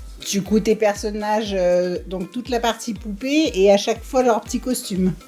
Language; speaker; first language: French; native; French